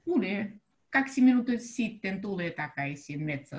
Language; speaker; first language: Finnish; non-native, learner; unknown